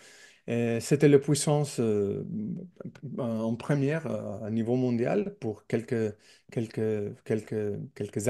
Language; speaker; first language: French; non-native, learner; English